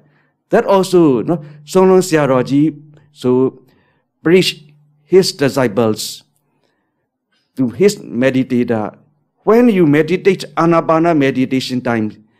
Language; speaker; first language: English; non-native, learner; Burmese